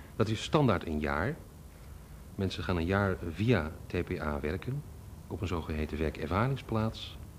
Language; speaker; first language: Dutch; native; Dutch